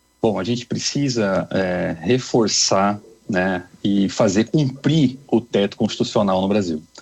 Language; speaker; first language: Portuguese; native; Portuguese